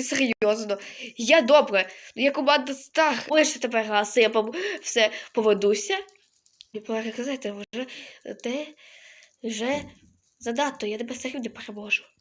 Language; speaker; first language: Ukrainian; native; Ukrainian